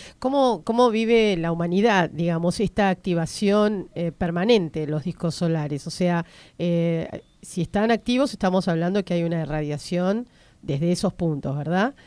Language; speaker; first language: Spanish; native; Spanish